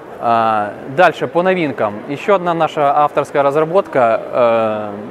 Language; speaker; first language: Russian; native; Russian